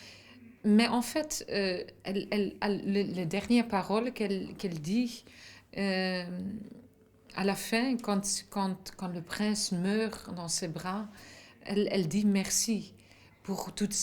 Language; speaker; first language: French; non-native, fluent; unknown